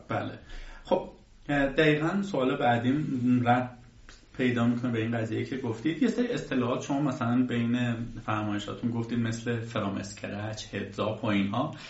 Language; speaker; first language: Persian; native; Persian